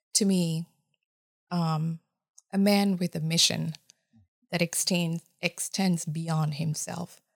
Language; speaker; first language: English; non-native, fluent; Japanese